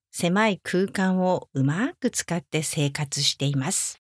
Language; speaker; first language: Japanese; native; Japanese